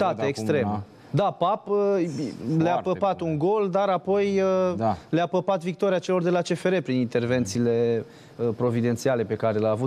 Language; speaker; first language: Romanian; native; Romanian